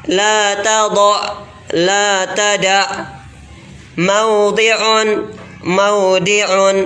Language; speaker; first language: Arabic; non-native, fluent; Indonesian